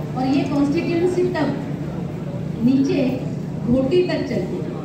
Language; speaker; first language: Hindi; non-native, local second language; Marathi